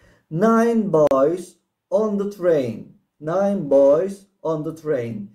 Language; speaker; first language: English; non-native, fluent; Turkish